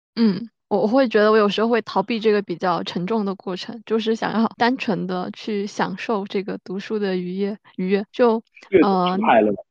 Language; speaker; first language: Chinese; native; Chinese